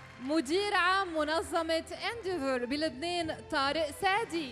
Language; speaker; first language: Arabic; native; Arabic